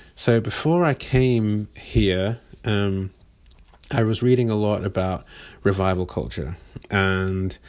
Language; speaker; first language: English; native; English